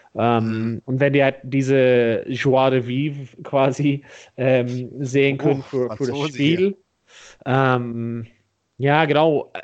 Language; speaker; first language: German; non-native, fluent; English